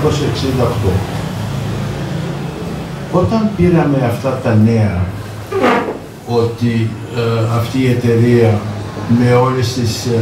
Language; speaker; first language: Greek; early bilingual, heritage; Greek